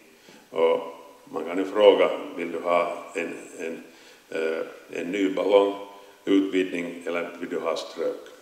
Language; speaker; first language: Swedish; non-native, local second language; Finnish